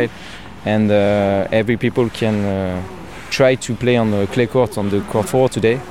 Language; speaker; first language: English; non-native, learner; French